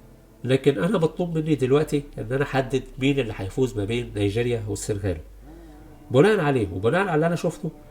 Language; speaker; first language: Arabic; native; Arabic